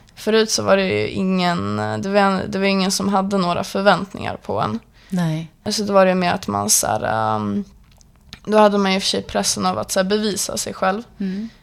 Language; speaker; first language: Swedish; native; Swedish